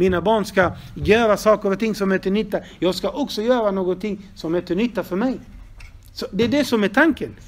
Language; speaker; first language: Swedish; non-native, fluent; Arabic